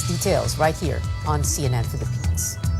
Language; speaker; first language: English; non-native, local second language; Filipino